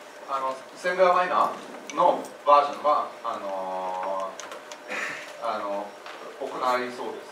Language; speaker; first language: Japanese; non-native, fluent; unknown